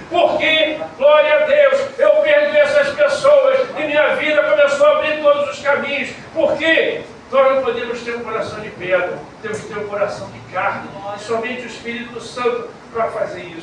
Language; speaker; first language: Portuguese; native; Portuguese